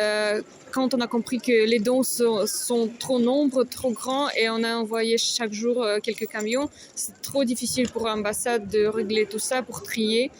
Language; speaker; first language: French; non-native, fluent; Ukrainian